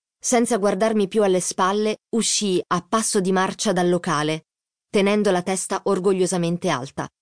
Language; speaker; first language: Italian; native; Italian